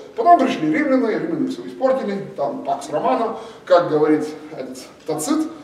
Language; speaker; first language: Russian; non-native, fluent; English